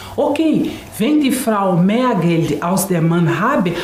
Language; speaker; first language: German; non-native, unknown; Portuguese